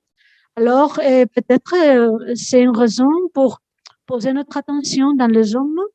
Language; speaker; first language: French; non-native, fluent; Spanish